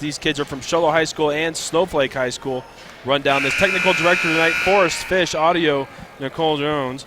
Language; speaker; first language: English; native; English